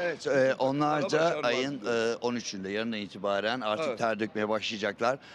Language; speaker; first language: Turkish; native; Turkish